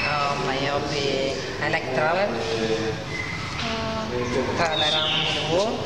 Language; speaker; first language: English; non-native, learner; Italian